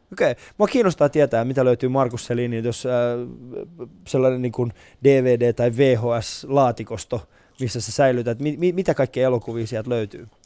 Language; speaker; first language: Finnish; non-native, fluent; Persian